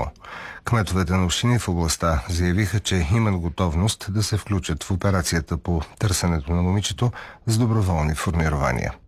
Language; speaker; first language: Bulgarian; native; Bulgarian